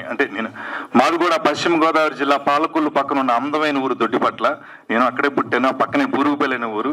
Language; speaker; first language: Telugu; native; Telugu